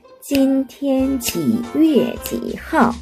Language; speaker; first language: Chinese; non-native, fluent; Korean